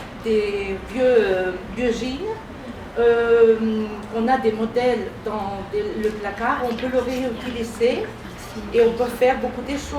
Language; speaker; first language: French; non-native, learner; Spanish